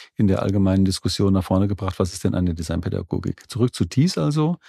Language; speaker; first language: German; native; German